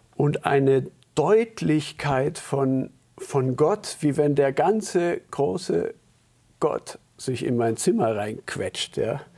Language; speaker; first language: German; early bilingual, heritage; German